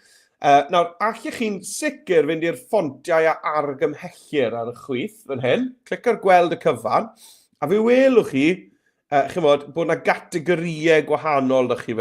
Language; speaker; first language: Welsh; native; Welsh